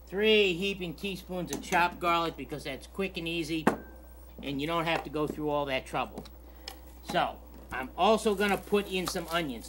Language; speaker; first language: English; native; English